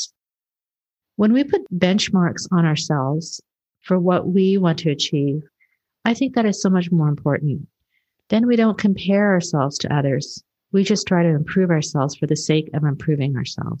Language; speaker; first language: English; native; English